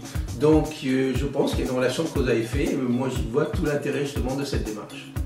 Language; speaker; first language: French; native; French